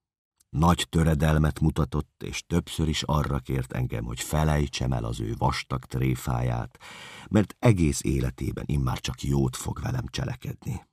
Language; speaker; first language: Hungarian; native; Hungarian